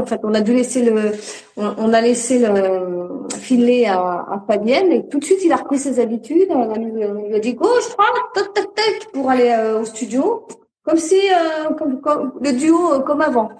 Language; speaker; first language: French; native; French